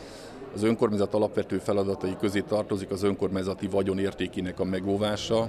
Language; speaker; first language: Hungarian; native; Hungarian